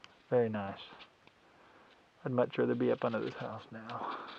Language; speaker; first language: English; native; English